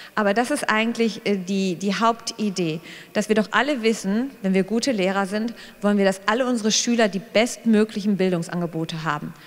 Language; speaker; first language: German; native; German